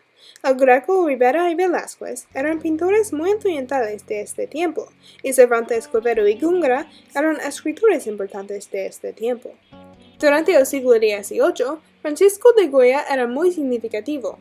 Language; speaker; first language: Spanish; non-native, learner; English